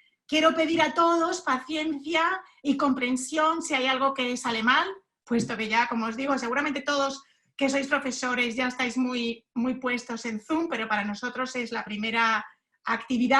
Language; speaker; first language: Spanish; native; Spanish